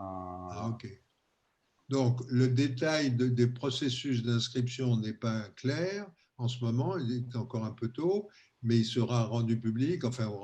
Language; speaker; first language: French; native; French